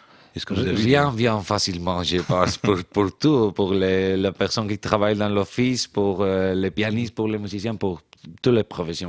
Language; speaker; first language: French; non-native, fluent; Spanish